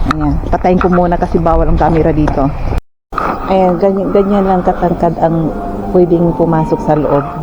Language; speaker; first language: Filipino; native; Filipino